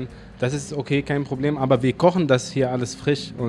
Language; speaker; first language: German; non-native, fluent; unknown